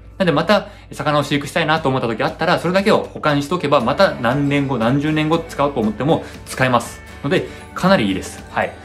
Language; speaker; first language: Japanese; early bilingual, heritage; Japanese